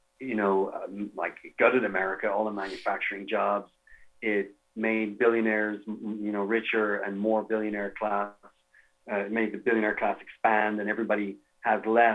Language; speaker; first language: English; native; English